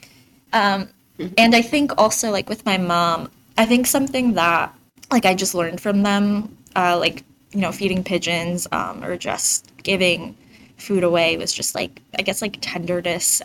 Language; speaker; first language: English; early bilingual, other home language; Bangla